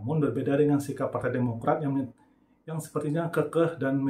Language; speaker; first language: Indonesian; native; Indonesian